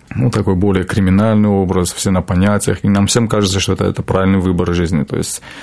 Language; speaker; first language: Russian; non-native, local second language; Armenian